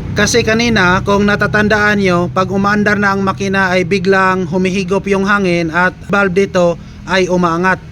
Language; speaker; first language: Filipino; non-native, local second language; Cebuano